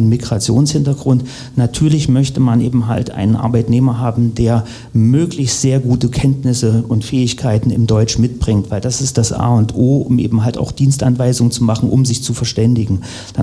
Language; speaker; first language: German; native; German